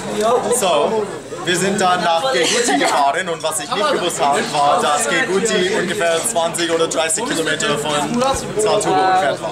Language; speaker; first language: German; non-native, fluent; English